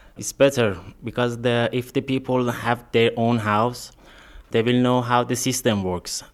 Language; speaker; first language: English; non-native, learner; Persian